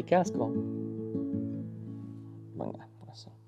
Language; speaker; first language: Basque; non-native, learner; English